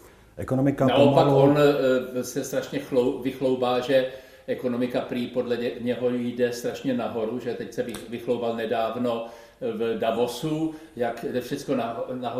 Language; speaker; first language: Czech; native; Czech